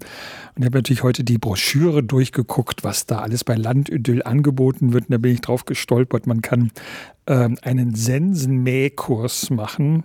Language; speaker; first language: German; native; German